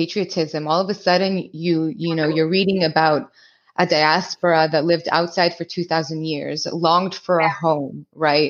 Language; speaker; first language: English; early bilingual, other home language; Hebrew